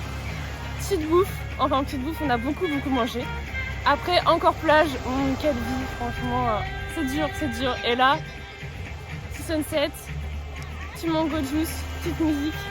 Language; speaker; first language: French; native; French